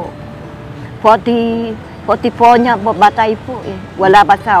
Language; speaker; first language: Filipino; non-native, learner; Vietnamese